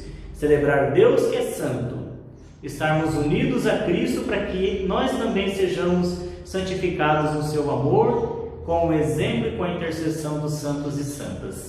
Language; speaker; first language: Portuguese; native; Portuguese